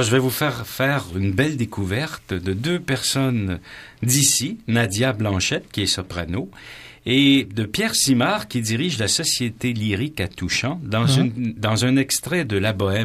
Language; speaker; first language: French; native; French